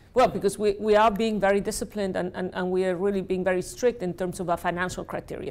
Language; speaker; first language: English; non-native, fluent; Spanish